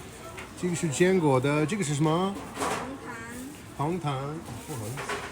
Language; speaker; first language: Chinese; non-native, learner; English